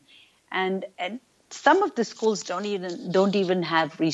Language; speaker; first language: English; non-native, local second language; Urdu